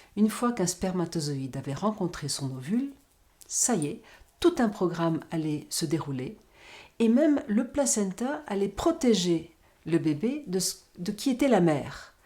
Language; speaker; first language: French; non-native, fluent; Portuguese